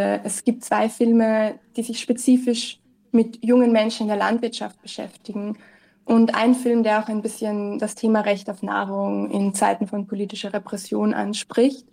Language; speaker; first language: German; native; German